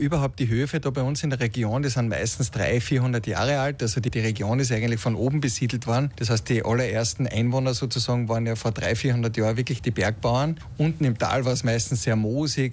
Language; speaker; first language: German; native; German